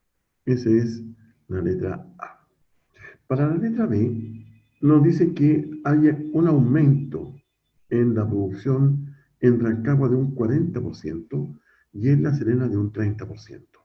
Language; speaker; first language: Spanish; native; Spanish